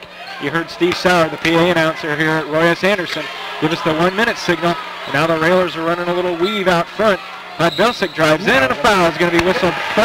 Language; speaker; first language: English; native; English